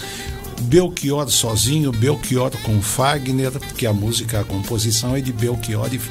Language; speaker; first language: Portuguese; native; Portuguese